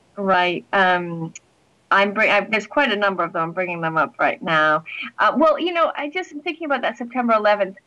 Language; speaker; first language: English; native; English